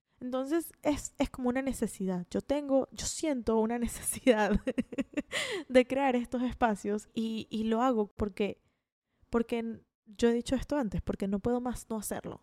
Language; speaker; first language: Spanish; native; Spanish